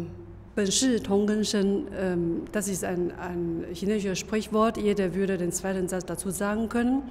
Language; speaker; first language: German; non-native, fluent; Chinese